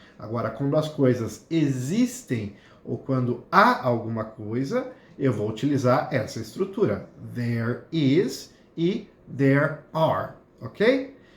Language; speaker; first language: Portuguese; native; Portuguese